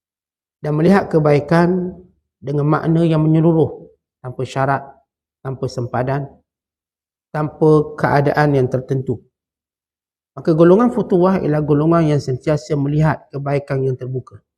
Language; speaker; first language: Malay; native; Malay